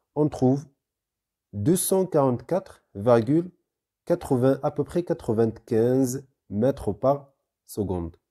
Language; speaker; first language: French; non-native, local second language; Arabic